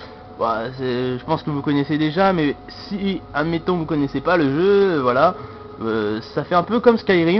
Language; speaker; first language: French; native; French